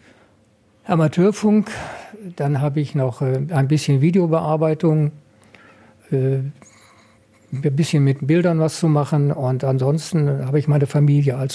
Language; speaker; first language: German; native; German